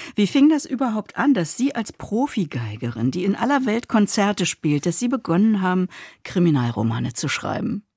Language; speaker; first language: German; native; German